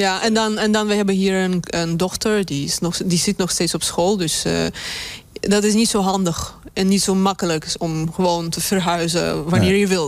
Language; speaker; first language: Dutch; non-native, fluent; Russian